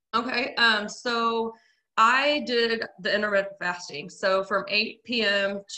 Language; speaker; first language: English; native; English